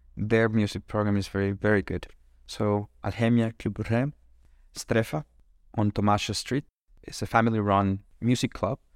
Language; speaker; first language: English; non-native, fluent; Spanish